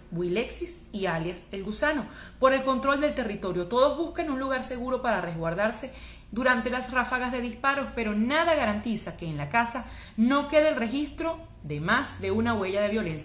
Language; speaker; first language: Spanish; native; Spanish